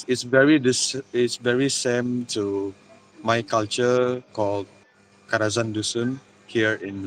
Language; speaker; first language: English; non-native, learner; Malay